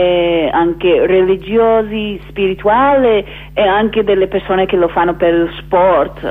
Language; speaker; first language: Italian; non-native, fluent; English